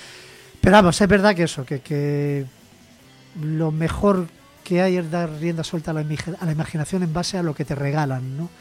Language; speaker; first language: Spanish; native; Spanish